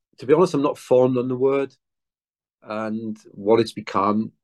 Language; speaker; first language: English; native; English